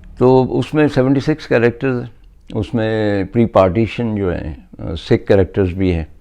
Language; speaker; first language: Urdu; non-native, local second language; Punjabi